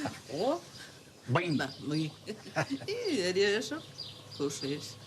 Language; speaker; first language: Russian; non-native, fluent; Uzbek